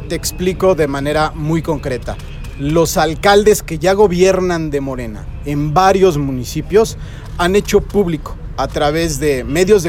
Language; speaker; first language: Spanish; native; Spanish